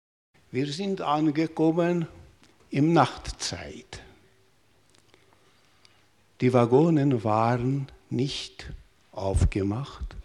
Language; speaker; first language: German; non-native, fluent; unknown